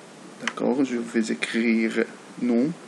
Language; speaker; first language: French; non-native, learner; Arabic